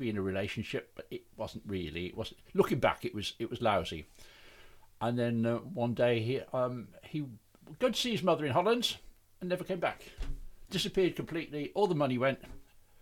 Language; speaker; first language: English; native; English